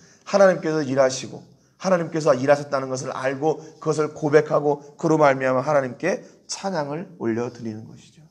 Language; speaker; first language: Korean; native; Korean